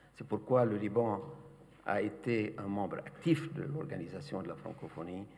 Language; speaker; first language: French; non-native, local second language; Arabic